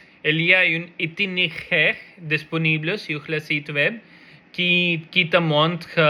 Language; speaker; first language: French; non-native, learner; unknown